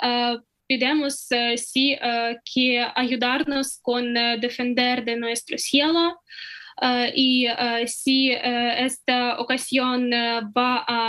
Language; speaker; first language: Spanish; non-native, fluent; Ukrainian